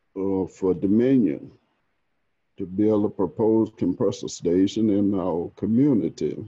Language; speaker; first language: English; native; English